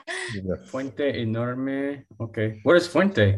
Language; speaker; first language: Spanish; non-native, learner; English